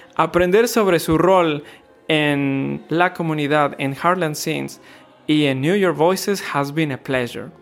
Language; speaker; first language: English; non-native, fluent; Spanish